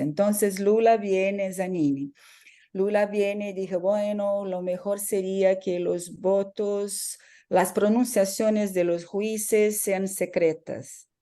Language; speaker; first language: Spanish; non-native, fluent; Portuguese